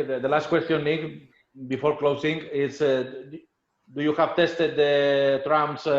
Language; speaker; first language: English; non-native, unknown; Catalan